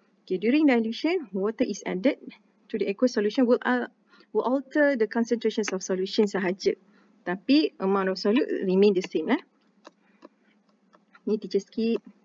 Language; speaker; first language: English; non-native, local second language; Malay